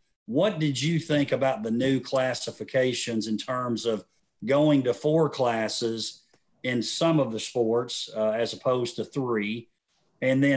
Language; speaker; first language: English; native; English